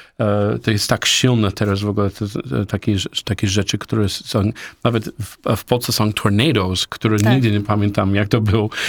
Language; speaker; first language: Polish; non-native, learner; English